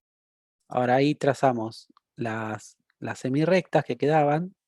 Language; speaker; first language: Spanish; native; Spanish